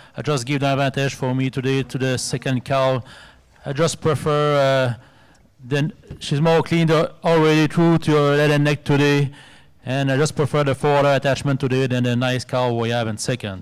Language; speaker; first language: English; non-native, fluent; French